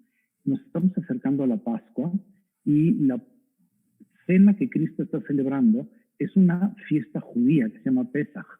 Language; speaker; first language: Spanish; native; Spanish